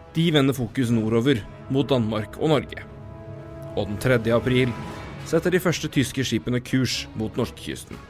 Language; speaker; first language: Norwegian; native; Norwegian